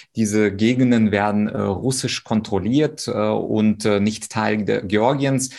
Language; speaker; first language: German; early bilingual, other home language; Russian